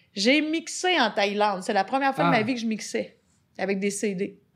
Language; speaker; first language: French; native; French